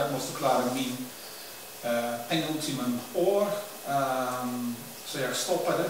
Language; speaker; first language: Swedish; non-native, learner; Dutch